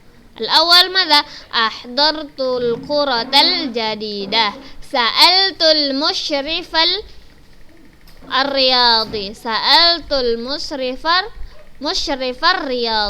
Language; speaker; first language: Arabic; non-native, fluent; Indonesian